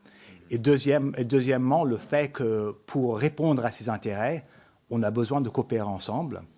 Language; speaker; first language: French; non-native, fluent; English